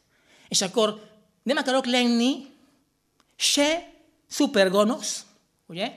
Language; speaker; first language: Hungarian; non-native, fluent; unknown